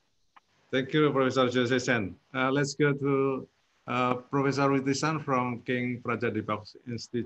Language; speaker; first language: English; non-native, fluent; Indonesian